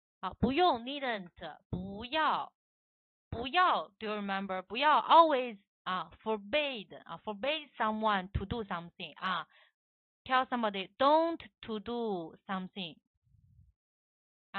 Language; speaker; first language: English; non-native, learner; Chinese